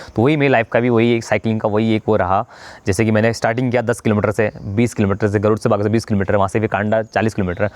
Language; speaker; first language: Hindi; native; Hindi